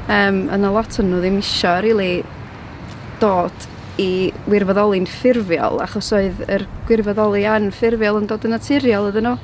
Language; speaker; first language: Welsh; native; Welsh